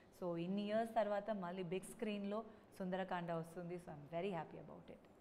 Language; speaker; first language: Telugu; non-native, local second language; Tamil